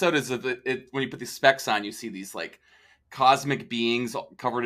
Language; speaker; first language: English; native; English